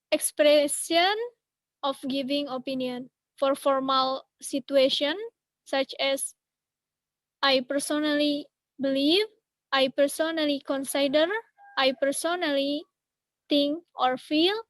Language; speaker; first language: English; non-native, learner; Indonesian